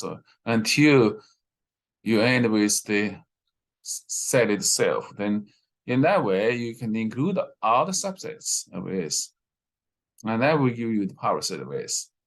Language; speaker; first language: English; non-native, fluent; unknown